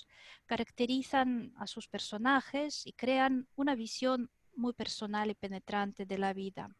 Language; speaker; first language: Spanish; non-native, fluent; Russian